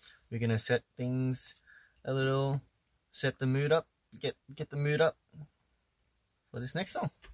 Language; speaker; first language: English; early bilingual, other home language; Korean